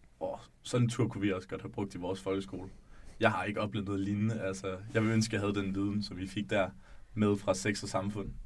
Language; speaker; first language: Danish; native; Danish